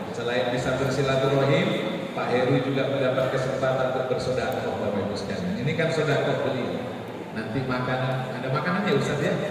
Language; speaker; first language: Indonesian; non-native, local second language; Madurese